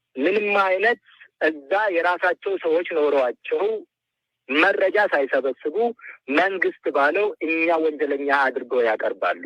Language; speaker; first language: Amharic; non-native, local second language; Oromo